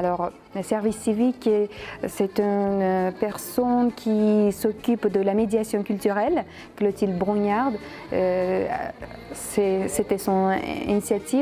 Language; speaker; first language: French; non-native, fluent; Uzbek